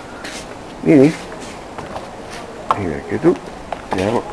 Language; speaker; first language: Italian; non-native, local second language; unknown